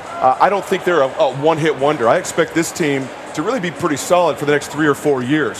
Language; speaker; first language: English; native; English